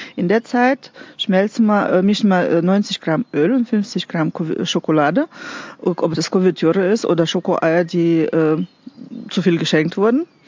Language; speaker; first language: German; non-native, fluent; Russian